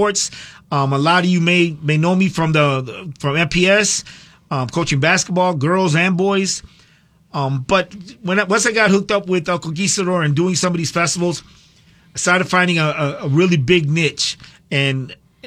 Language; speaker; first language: English; native; English